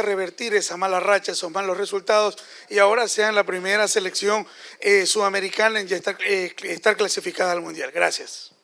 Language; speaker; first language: Spanish; native; Spanish